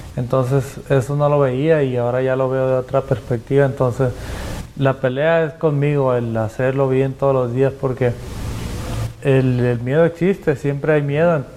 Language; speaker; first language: Spanish; native; Spanish